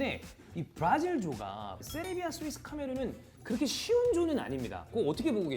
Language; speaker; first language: Korean; native; Korean